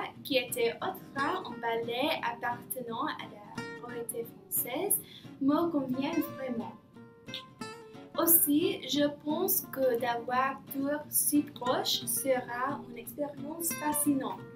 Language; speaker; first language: French; non-native, learner; English